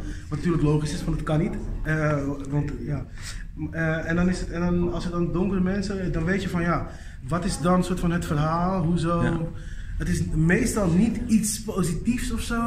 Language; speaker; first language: Dutch; native; Dutch